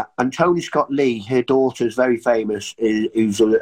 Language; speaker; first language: English; native; English